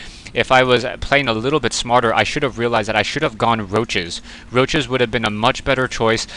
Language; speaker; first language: English; native; English